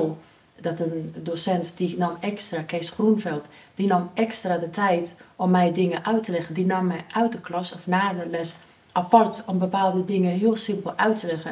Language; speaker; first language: Dutch; early bilingual, other home language; Persian